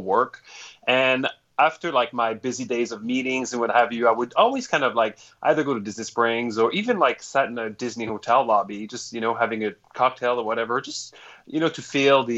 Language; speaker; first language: English; non-native, fluent; French